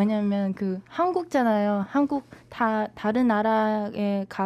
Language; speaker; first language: Korean; non-native, learner; Vietnamese